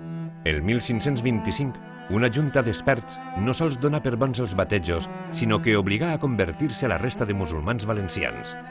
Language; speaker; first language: Catalan; native; Catalan